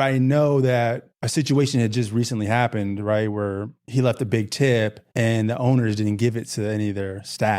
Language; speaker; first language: English; native; English